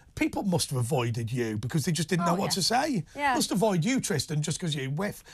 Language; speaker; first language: English; native; English